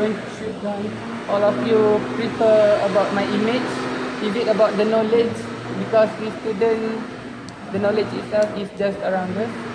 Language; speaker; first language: English; non-native, learner; Malay